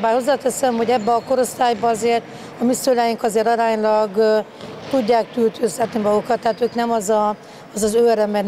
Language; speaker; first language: Hungarian; native; Hungarian